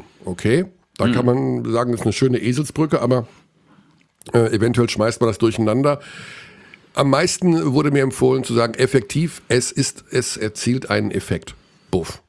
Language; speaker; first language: German; native; German